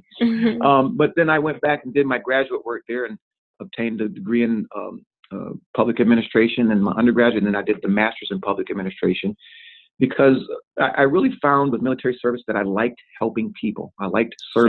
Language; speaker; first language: English; native; English